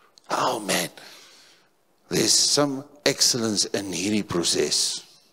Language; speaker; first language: English; non-native, local second language; Afrikaans